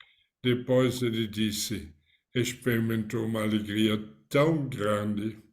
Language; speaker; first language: Portuguese; non-native, fluent; German